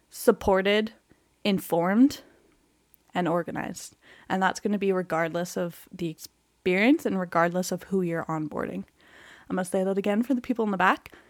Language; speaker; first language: English; native; English